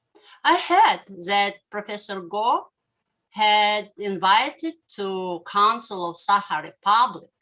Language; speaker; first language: English; non-native, learner; Russian